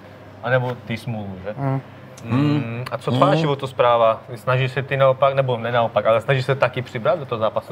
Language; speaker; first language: Czech; native; Czech